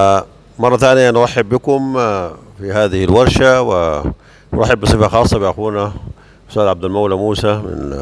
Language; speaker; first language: Arabic; native; Arabic